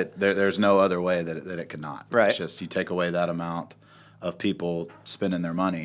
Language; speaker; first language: English; native; English